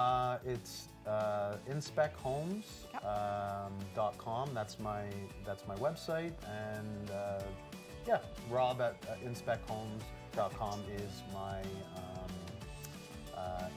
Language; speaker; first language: English; native; English